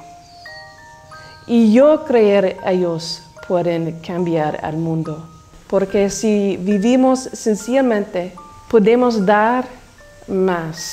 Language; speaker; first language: Spanish; non-native, learner; English